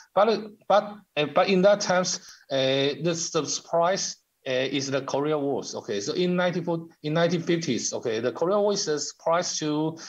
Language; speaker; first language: English; non-native, learner; Chinese